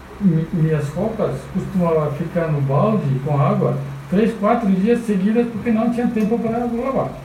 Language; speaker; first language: Portuguese; non-native, fluent; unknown